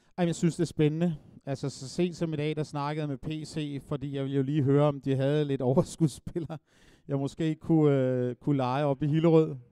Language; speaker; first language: Danish; native; Danish